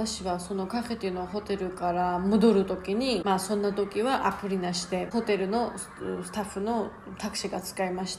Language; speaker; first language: Japanese; non-native, learner; Georgian